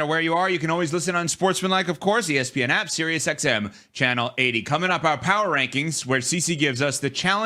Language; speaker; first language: English; native; English